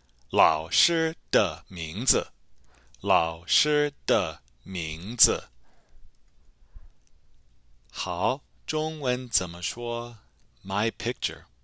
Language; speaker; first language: Chinese; non-native, fluent; English